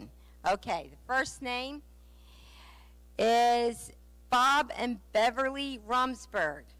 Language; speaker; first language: English; native; English